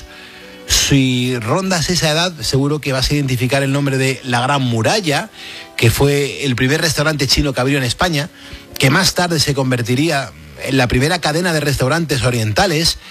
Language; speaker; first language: Spanish; native; Spanish